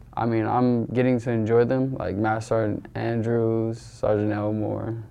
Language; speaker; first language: English; native; English